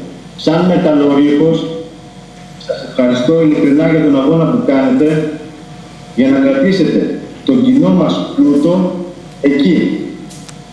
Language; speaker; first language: Greek; native; Greek